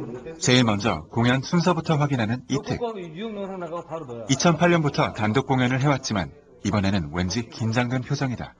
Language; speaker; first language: Korean; native; Korean